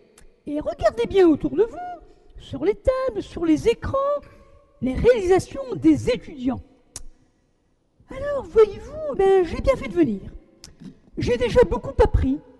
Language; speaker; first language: French; native; French